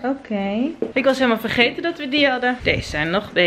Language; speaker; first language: Dutch; native; Dutch